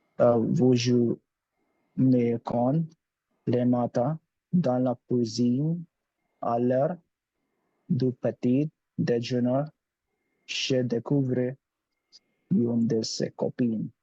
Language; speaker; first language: French; non-native, learner; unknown